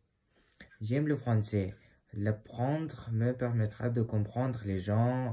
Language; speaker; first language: French; non-native, learner; Uzbek